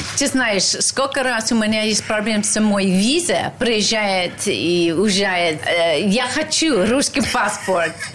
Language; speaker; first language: Russian; non-native, learner; English